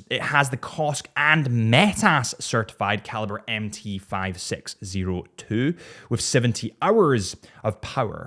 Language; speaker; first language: English; native; English